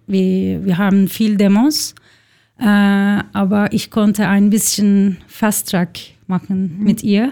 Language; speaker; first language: German; non-native, learner; Turkish